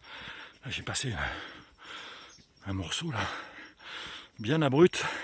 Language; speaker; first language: French; native; French